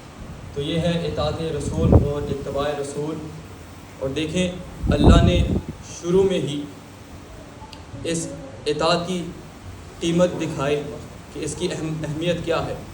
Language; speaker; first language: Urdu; early bilingual, heritage; Urdu